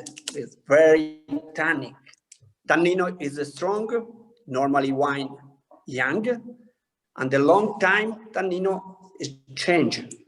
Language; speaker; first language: English; non-native, learner; Italian